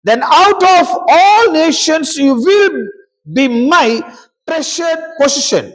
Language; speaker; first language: English; non-native, local second language; Telugu